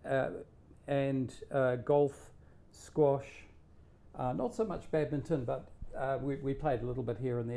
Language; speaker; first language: English; native; English